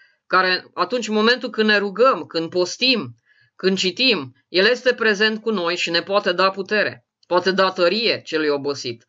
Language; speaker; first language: Romanian; native; Romanian